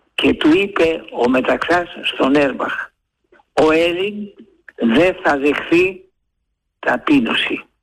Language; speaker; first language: Greek; native; Greek